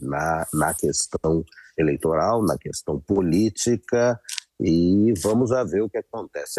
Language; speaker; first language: Portuguese; native; Portuguese